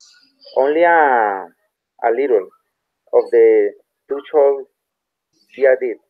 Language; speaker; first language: English; non-native, learner; Spanish